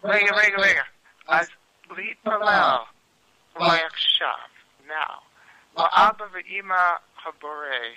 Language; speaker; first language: Hebrew; non-native, learner; English